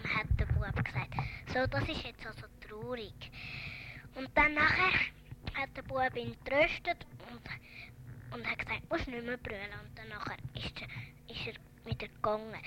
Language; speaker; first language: German; early bilingual, other home language; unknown